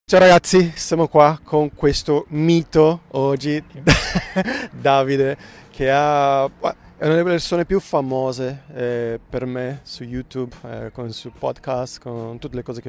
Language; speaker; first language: Italian; non-native, fluent; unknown